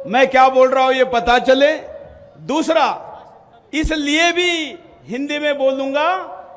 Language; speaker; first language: Hindi; non-native, local second language; Marathi